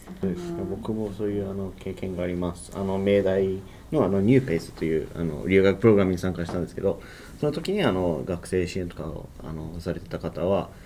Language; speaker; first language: Japanese; non-native, fluent; English